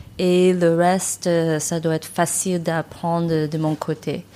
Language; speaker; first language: French; non-native, learner; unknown